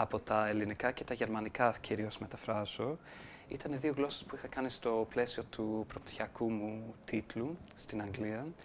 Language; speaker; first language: Greek; non-native, fluent; English